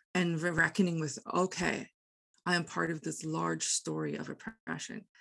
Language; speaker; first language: English; non-native, local second language; Afrikaans